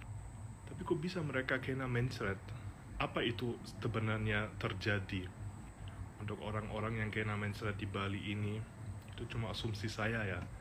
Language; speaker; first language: Indonesian; non-native, fluent; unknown